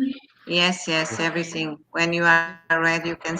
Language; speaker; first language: English; non-native, fluent; Portuguese